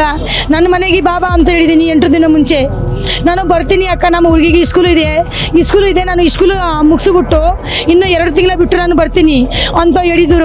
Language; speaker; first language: Kannada; non-native, fluent; Nepali